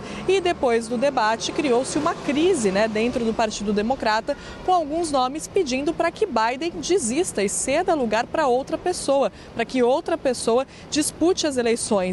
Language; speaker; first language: Portuguese; native; Portuguese